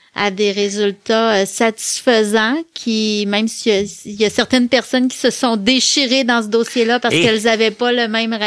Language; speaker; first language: French; native; French